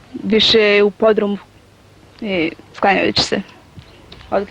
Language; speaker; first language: Bosnian; native; Bosnian